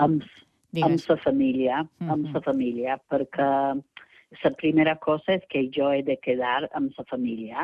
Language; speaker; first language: Catalan; non-native, fluent; English